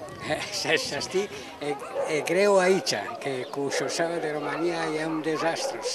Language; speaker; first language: Romanian; non-native, fluent; Italian